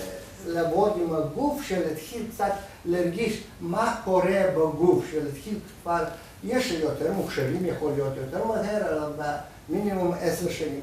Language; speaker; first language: Hebrew; non-native, fluent; Russian